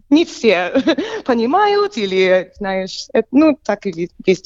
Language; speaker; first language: Russian; early bilingual, heritage; English